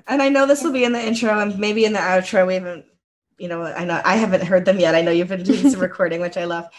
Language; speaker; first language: English; native; English